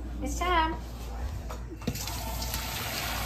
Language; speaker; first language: English; native; English